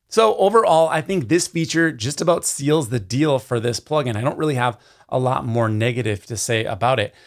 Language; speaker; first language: English; native; English